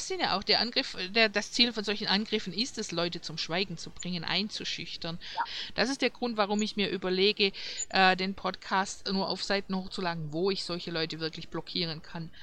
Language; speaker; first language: German; native; German